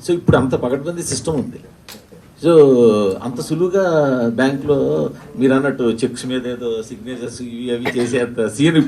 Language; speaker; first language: Telugu; native; Telugu